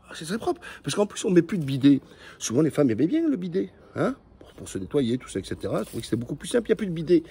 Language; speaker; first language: French; native; French